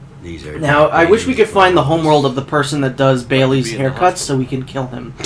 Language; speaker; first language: English; native; English